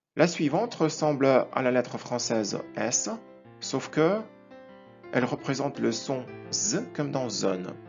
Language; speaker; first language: French; non-native, fluent; Ukrainian